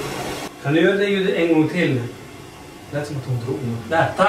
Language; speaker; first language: Swedish; native; Swedish